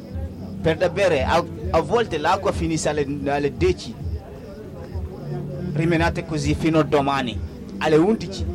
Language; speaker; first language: Italian; non-native, learner; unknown